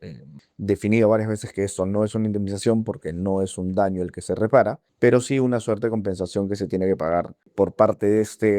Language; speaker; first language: Spanish; native; Spanish